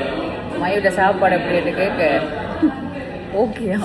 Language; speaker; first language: Tamil; native; Tamil